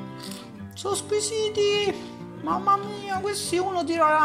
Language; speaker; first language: Italian; native; Italian